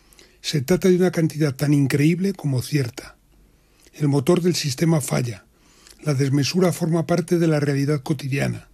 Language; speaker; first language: Spanish; native; Spanish